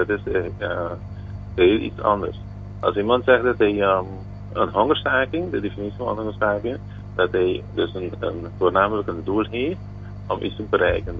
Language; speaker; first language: Dutch; non-native, local second language; Papiamento